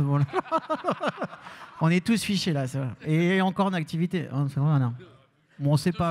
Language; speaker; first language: French; native; French